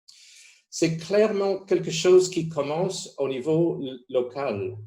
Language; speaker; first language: French; non-native, fluent; Spanish